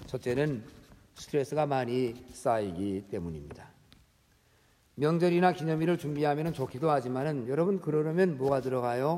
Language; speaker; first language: Korean; native; Korean